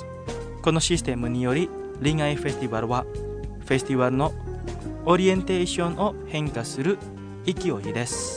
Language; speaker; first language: Japanese; non-native, fluent; Indonesian